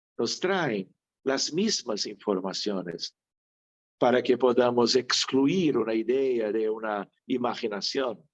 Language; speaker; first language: Spanish; non-native, fluent; Portuguese